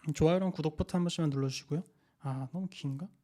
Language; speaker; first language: Korean; native; Korean